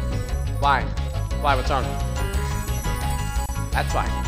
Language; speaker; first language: English; native; English